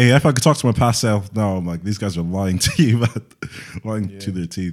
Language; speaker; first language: English; native; English